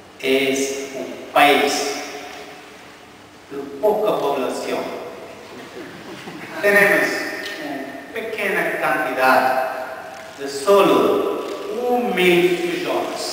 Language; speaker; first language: Spanish; non-native, fluent; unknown